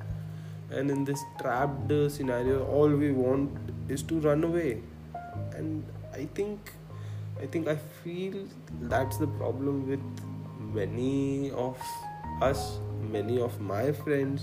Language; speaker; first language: English; non-native, local second language; Hindi